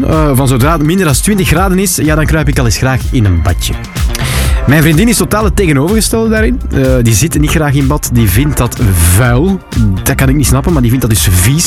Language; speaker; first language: Dutch; native; Dutch